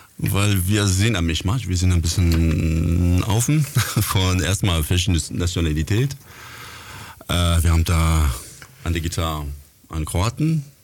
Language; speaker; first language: German; non-native, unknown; French